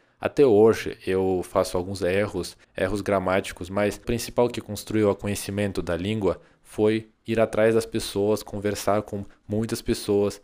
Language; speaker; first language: Portuguese; non-native, fluent; Russian